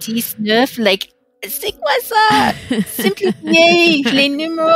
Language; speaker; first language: French; non-native, learner; English